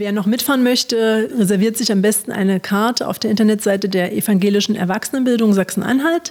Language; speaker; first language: German; native; German